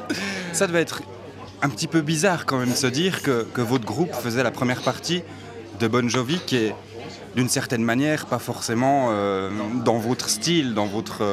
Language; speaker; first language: French; native; French